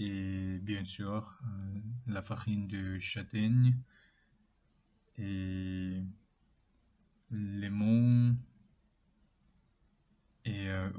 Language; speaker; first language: French; non-native, learner; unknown